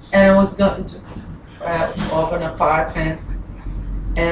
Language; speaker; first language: English; non-native, learner; Portuguese